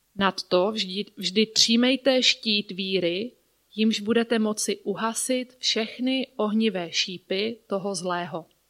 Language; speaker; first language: Czech; native; Czech